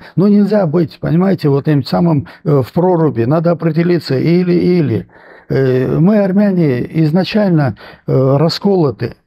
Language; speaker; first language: Russian; non-native, local second language; Armenian